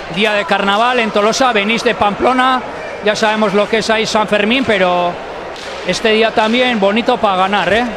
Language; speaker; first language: Spanish; non-native, local second language; Basque